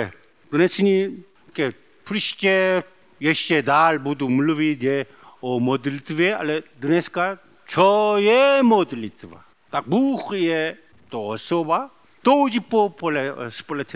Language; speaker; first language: Czech; non-native, learner; Korean